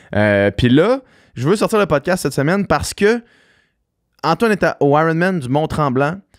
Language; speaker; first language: French; native; French